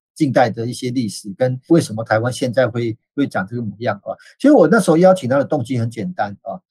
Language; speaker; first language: Chinese; native; Chinese